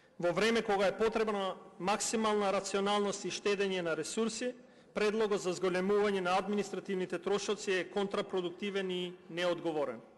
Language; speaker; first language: Macedonian; non-native, local second language; Albanian